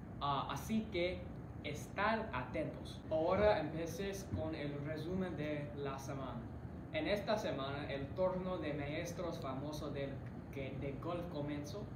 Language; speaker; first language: Spanish; non-native, learner; English